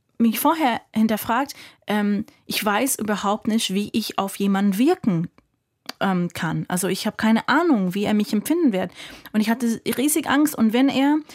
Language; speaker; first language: German; non-native, fluent; English